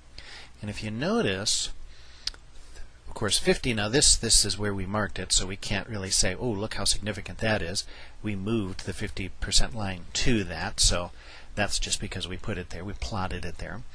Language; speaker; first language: English; native; English